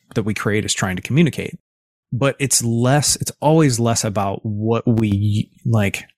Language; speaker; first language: English; native; English